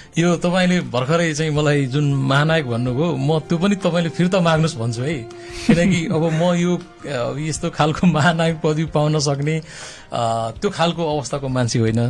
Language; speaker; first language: Nepali; non-native, local second language; Gurung